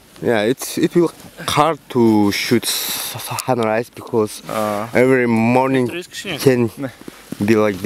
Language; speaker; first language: English; non-native, learner; Russian